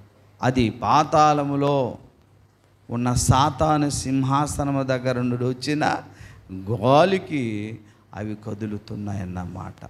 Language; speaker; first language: Telugu; native; Telugu